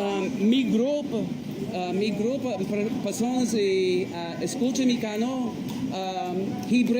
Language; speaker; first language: Spanish; non-native, learner; Portuguese